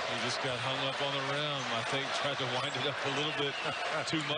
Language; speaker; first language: English; native; English